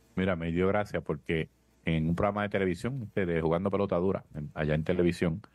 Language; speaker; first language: Spanish; native; Spanish